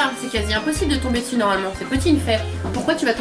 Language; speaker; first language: French; native; French